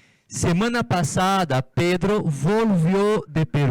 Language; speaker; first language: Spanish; non-native, fluent; Portuguese